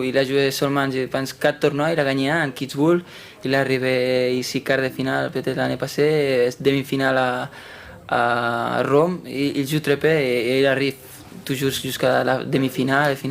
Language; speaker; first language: French; non-native, fluent; Spanish